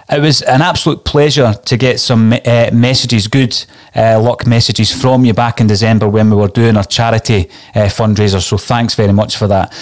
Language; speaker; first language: English; native; English